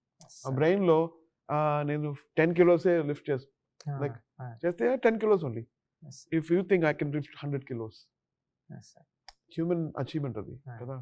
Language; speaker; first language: Telugu; non-native, learner; Tamil